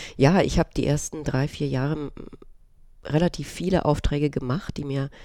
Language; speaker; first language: German; early bilingual, other home language; Romanian